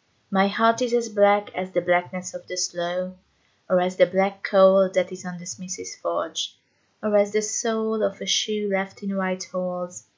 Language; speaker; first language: English; non-native, fluent; Hungarian